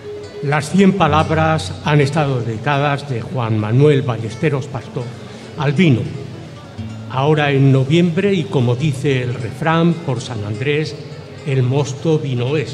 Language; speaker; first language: Spanish; native; Spanish